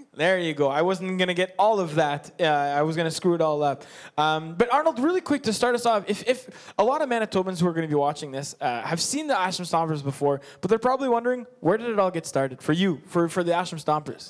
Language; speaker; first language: English; non-native, local second language; French